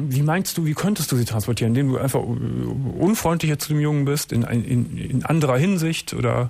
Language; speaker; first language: German; native; German